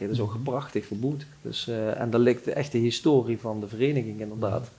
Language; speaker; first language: Dutch; native; Dutch